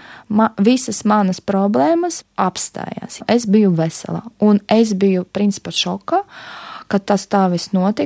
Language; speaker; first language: Latvian; non-native, local second language; Russian